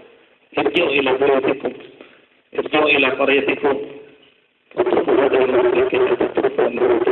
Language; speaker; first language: Arabic; non-native, fluent; Madurese